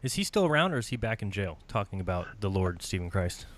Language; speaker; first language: English; native; English